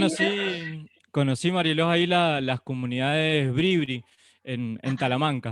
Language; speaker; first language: Spanish; native; Spanish